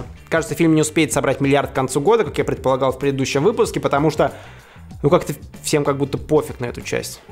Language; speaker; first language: Russian; native; Russian